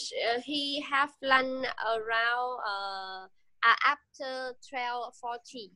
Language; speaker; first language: English; non-native, learner; Vietnamese